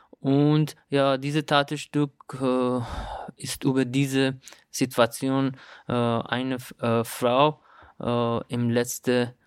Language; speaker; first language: German; non-native, learner; Persian